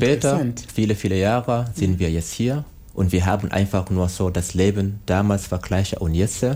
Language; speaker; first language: German; non-native, learner; Swahili